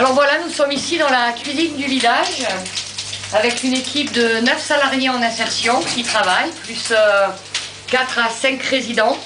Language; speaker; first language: French; native; French